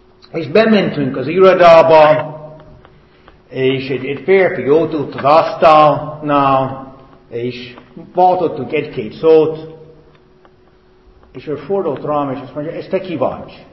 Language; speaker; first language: Hungarian; non-native, fluent; English